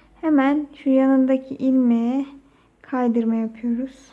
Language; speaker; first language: Turkish; native; Turkish